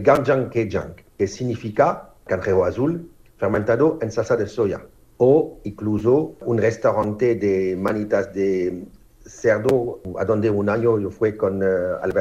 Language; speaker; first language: Spanish; non-native, learner; French